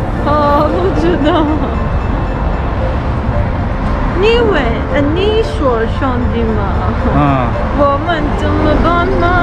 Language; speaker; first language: Chinese; non-native, learner; Armenian